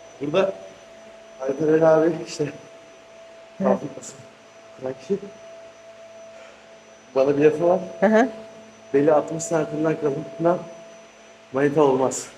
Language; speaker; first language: Turkish; native; Turkish